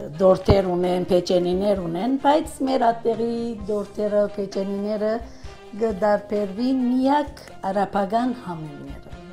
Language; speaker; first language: Armenian; early bilingual, heritage; Armenian